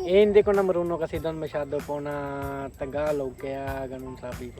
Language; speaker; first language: Filipino; non-native, learner; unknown